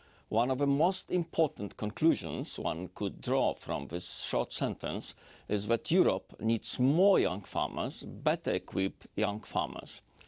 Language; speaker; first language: English; non-native, fluent; Polish